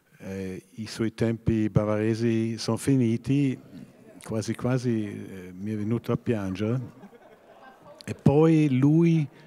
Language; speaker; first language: Italian; non-native, fluent; German